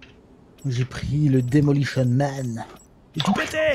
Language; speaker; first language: French; native; French